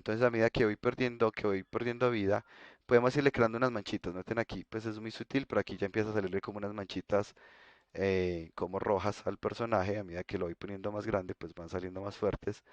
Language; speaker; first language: Spanish; native; Spanish